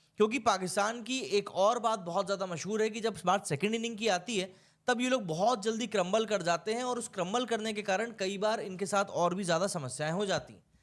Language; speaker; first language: Hindi; native; Hindi